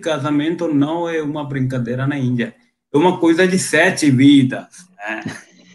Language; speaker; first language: Portuguese; non-native, local second language; Hindi